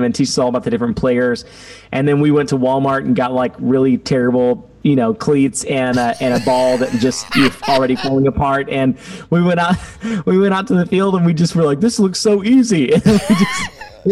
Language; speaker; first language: English; native; English